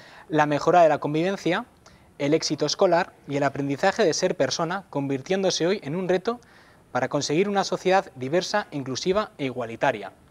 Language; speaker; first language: Spanish; native; Spanish